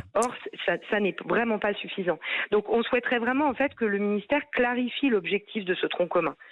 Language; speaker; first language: French; native; French